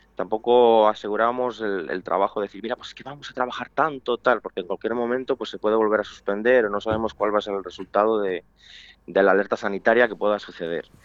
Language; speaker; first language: Spanish; native; Spanish